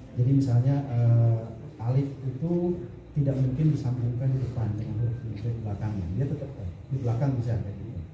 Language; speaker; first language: Indonesian; non-native, local second language; Sundanese